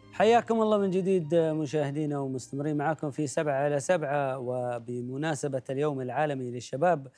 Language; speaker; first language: Arabic; native; Arabic